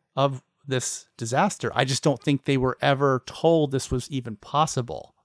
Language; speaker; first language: English; native; English